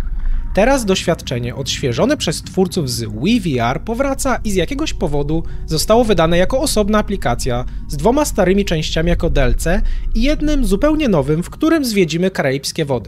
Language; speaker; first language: Polish; native; Polish